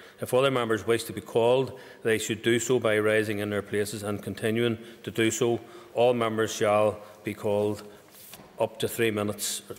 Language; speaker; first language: English; native; English